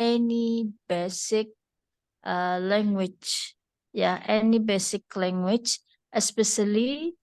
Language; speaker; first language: English; non-native, fluent; Indonesian